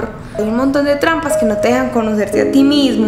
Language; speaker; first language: Spanish; native; Spanish